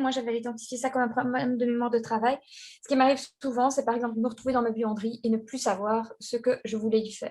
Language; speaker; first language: French; native; French